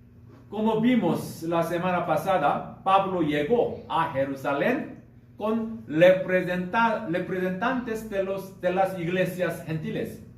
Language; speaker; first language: Spanish; non-native, learner; Korean